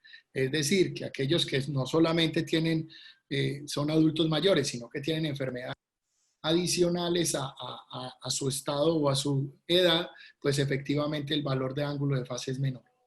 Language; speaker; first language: Spanish; native; Spanish